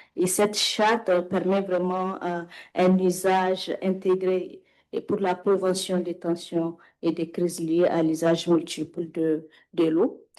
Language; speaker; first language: French; non-native, local second language; Wolof